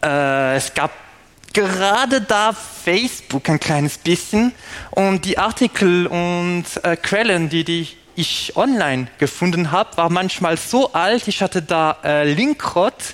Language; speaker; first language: German; non-native, fluent; French